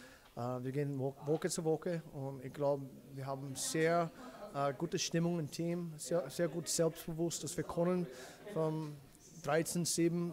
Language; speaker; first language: German; non-native, learner; English